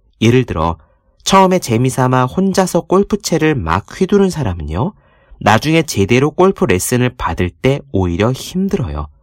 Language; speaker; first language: Korean; native; Korean